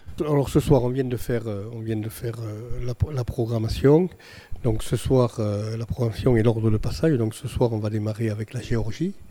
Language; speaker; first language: French; native; French